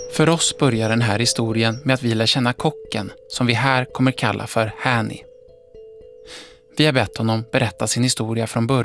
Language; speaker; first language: Swedish; native; Swedish